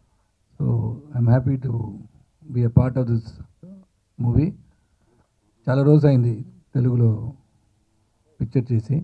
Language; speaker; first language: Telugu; non-native, fluent; Tamil